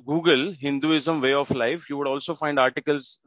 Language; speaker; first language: English; non-native, local second language; Marathi